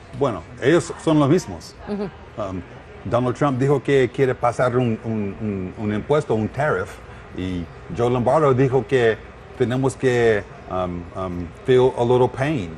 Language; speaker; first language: Spanish; non-native, learner; English